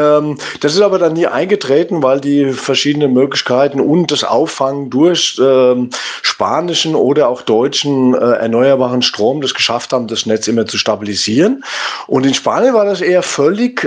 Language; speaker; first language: German; native; German